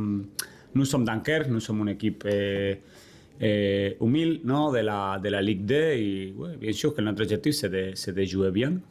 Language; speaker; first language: French; non-native, learner; Spanish